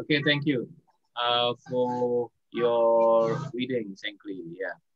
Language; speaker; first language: English; non-native, fluent; Indonesian